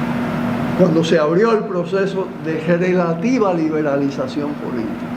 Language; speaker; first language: Spanish; native; Spanish